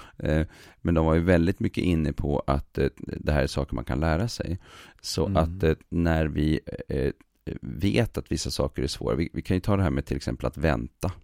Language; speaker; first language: Swedish; native; Swedish